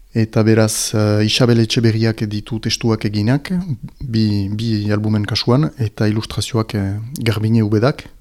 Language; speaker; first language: Basque; native; Basque